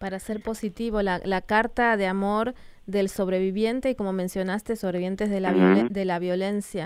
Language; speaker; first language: Spanish; native; Spanish